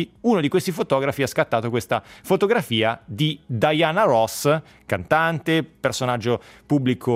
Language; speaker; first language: Italian; native; Italian